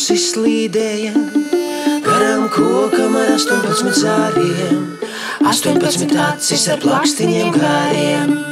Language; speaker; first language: Latvian; native; Latvian